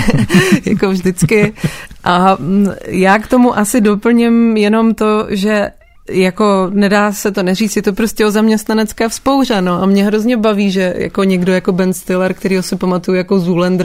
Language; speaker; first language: Czech; native; Czech